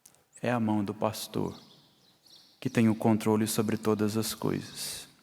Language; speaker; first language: Portuguese; native; Portuguese